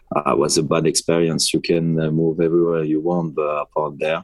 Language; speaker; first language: English; non-native, fluent; French